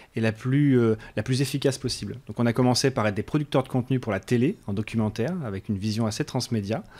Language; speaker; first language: French; native; French